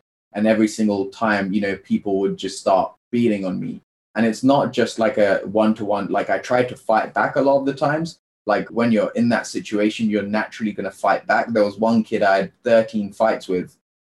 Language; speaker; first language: English; native; English